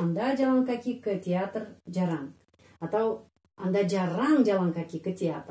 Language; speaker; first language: Indonesian; non-native, fluent; Russian